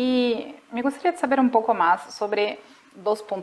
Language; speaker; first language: Spanish; non-native, fluent; Portuguese